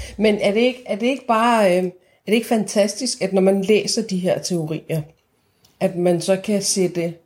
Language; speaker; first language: Danish; early bilingual, other home language; Persian